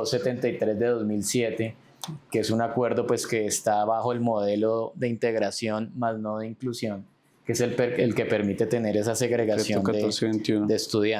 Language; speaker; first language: Spanish; native; Spanish